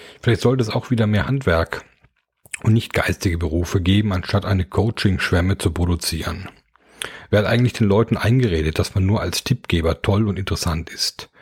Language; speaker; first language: German; native; German